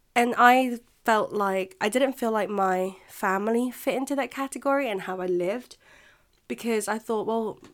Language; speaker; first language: English; non-native, local second language; Filipino